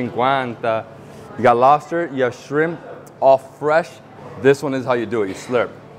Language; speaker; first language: English; early bilingual, other home language; Italian